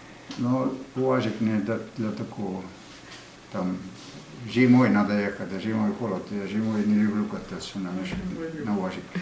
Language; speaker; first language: Russian; non-native, fluent; Estonian